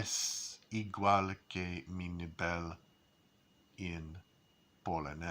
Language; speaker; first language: Spanish; non-native, learner; English